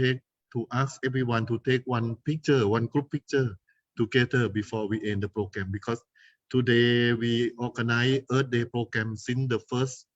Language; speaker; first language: English; non-native, fluent; Thai